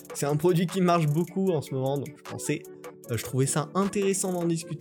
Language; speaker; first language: French; native; French